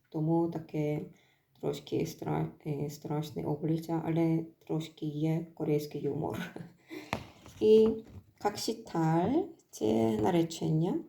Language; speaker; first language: Ukrainian; non-native, learner; Korean